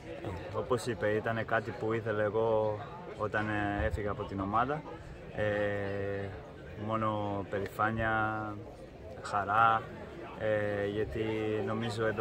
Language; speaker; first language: Greek; non-native, fluent; Portuguese